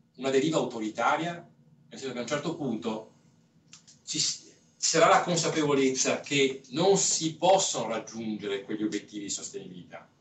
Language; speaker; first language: Italian; native; Italian